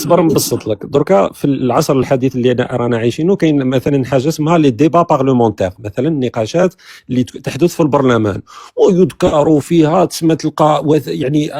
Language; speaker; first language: Arabic; native; Arabic